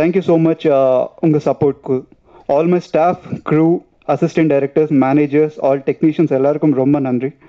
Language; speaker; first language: Tamil; non-native, learner; Telugu